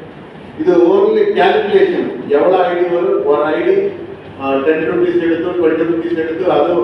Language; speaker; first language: Tamil; non-native, learner; Kannada